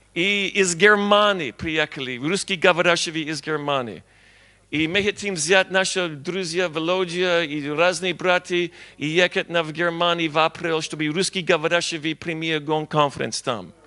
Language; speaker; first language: Russian; non-native, learner; English